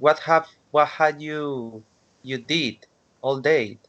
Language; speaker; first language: English; non-native, learner; Spanish